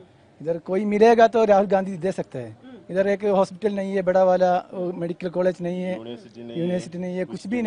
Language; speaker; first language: Hindi; non-native, local second language; Malayalam